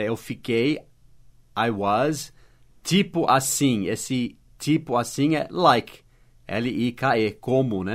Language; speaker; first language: Portuguese; non-native, fluent; English